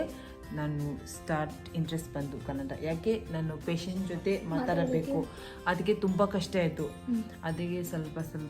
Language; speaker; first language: Kannada; non-native, local second language; Tibetan